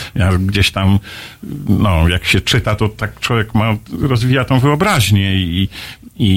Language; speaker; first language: Polish; native; Polish